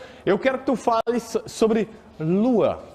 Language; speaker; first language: Portuguese; native; Portuguese